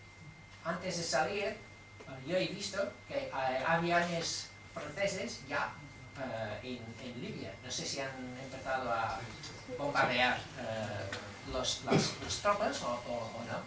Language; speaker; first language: Spanish; non-native, fluent; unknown